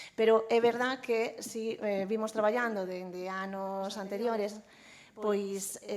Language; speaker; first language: Galician; non-native, local second language; Spanish